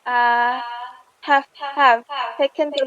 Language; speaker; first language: English; non-native, learner; Vietnamese